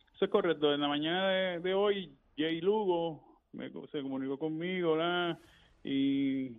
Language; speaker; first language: Spanish; native; Spanish